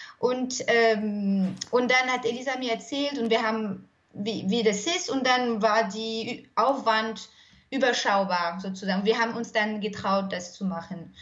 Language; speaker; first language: German; non-native, fluent; French